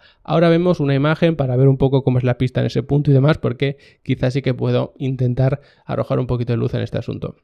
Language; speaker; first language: Spanish; native; Spanish